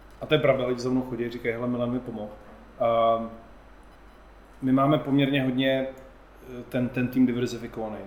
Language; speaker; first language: Czech; native; Czech